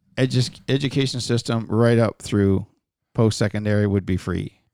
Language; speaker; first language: English; native; English